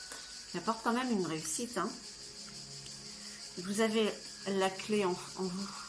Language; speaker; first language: French; native; French